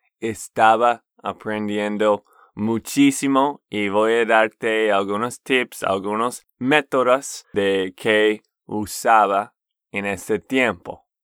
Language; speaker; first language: Spanish; non-native, fluent; English